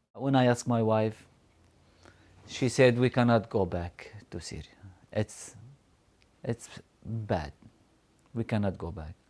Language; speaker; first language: English; non-native, learner; Arabic